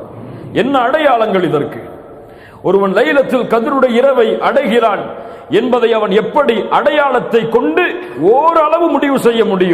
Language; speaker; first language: Tamil; native; Tamil